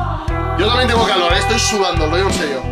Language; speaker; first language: Spanish; native; Spanish